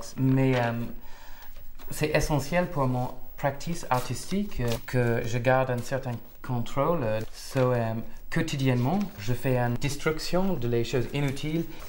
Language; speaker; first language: French; non-native, fluent; English